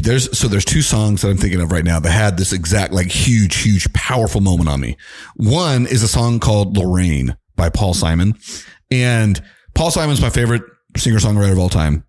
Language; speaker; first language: English; native; English